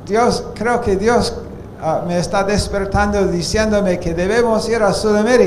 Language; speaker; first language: Spanish; non-native, fluent; English